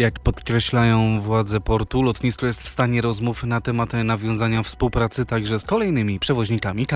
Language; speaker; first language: Polish; native; Polish